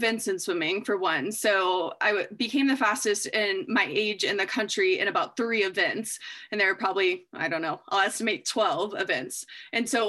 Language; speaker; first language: English; native; English